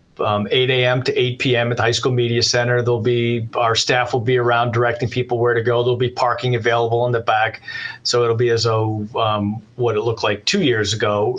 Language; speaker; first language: English; native; English